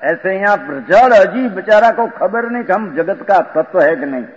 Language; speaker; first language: Hindi; non-native, local second language; Gujarati